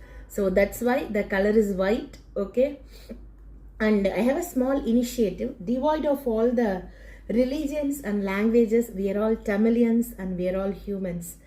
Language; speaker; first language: English; non-native, local second language; Tamil